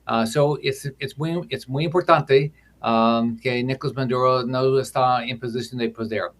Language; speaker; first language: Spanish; non-native, learner; English